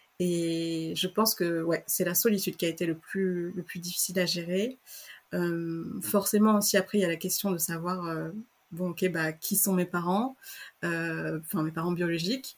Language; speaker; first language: French; native; French